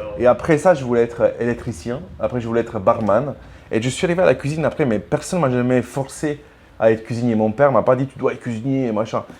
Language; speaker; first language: French; non-native, fluent; Italian